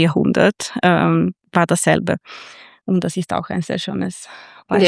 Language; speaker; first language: German; non-native, fluent; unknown